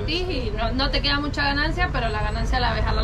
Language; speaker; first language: Spanish; native; Spanish